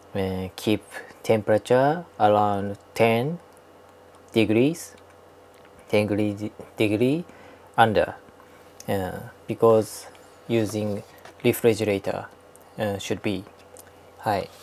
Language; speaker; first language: English; non-native, learner; Japanese